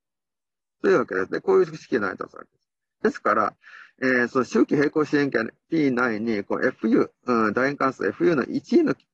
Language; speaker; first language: Japanese; native; Japanese